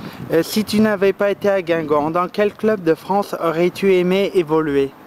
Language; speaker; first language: French; native; French